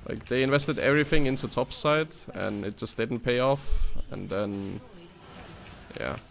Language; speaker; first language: English; non-native, fluent; Danish